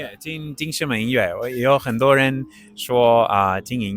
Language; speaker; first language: Chinese; non-native, learner; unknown